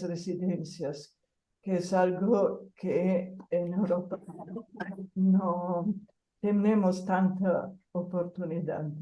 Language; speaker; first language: Spanish; non-native, fluent; Italian